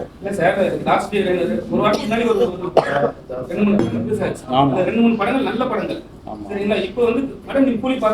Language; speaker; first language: Tamil; native; Tamil